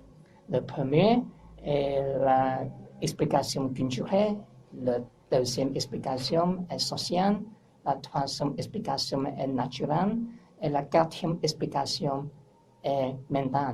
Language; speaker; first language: French; non-native, learner; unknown